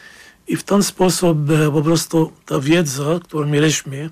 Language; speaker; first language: Polish; non-native, fluent; Arabic